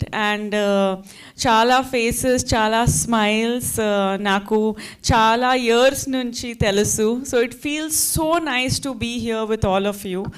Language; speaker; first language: Telugu; non-native, fluent; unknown